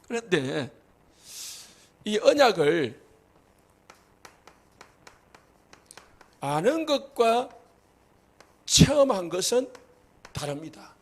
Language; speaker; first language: Korean; native; Korean